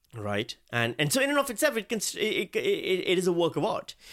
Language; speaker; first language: English; non-native, local second language; Urdu